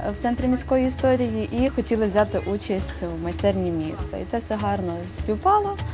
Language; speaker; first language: Ukrainian; native; Ukrainian